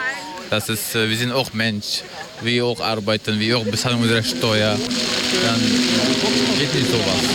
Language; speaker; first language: German; non-native, learner; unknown